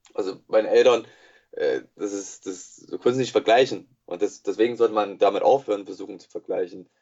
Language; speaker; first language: German; non-native, fluent; English